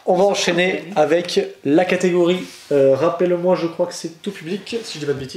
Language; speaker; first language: French; native; French